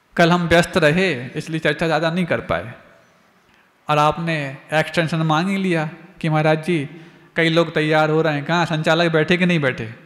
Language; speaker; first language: Hindi; native; Hindi